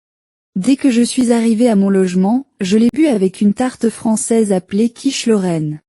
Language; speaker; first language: French; non-native, learner; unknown